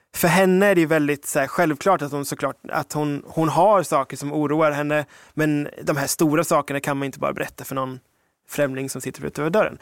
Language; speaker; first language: Swedish; early bilingual, other home language; English